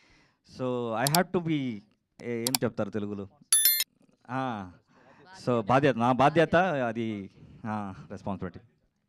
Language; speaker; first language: Telugu; non-native, learner; Kannada